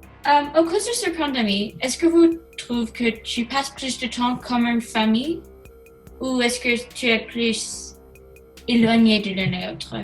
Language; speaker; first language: French; non-native, learner; English